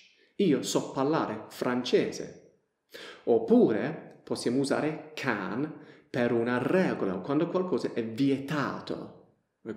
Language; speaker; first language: Italian; non-native, fluent; English